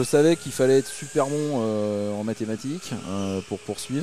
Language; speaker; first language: French; native; French